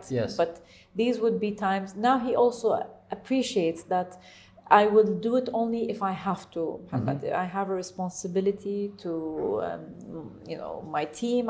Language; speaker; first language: English; non-native, fluent; Arabic